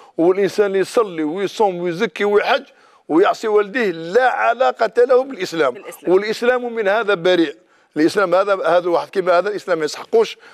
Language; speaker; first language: Arabic; native; Arabic